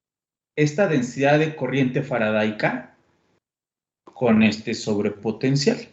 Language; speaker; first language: Spanish; native; Spanish